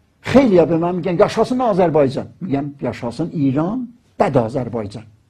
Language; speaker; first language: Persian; non-native, local second language; Azerbaijani